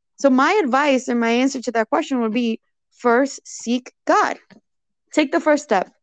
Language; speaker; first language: English; early bilingual, other home language; Spanish